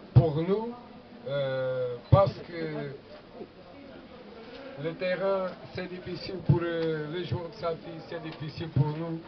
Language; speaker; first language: French; non-native, fluent; Portuguese